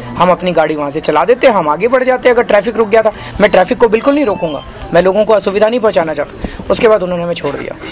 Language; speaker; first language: Hindi; native; Hindi